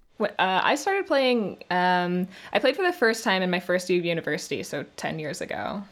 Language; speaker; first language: English; native; English